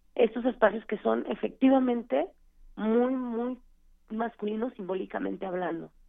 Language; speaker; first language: Spanish; native; Spanish